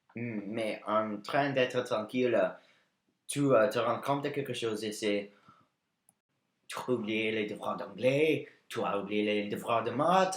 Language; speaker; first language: French; non-native, learner; English